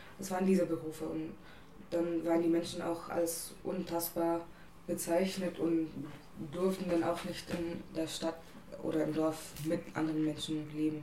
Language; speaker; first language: German; non-native, fluent; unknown